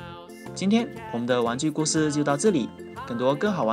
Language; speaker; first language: Chinese; native; Chinese